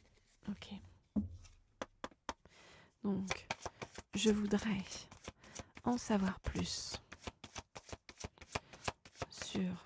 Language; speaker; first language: French; native; French